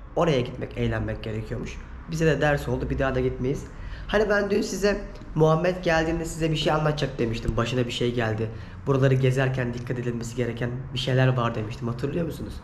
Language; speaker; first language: Turkish; native; Turkish